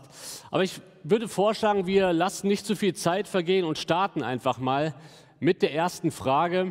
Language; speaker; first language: German; native; German